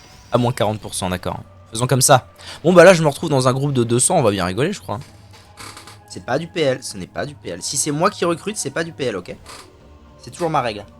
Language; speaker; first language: French; native; French